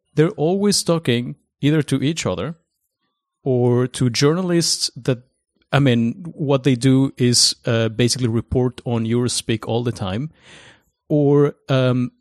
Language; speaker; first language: English; non-native, fluent; Spanish